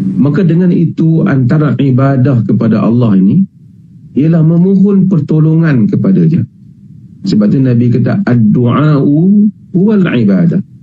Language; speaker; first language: Malay; native; Malay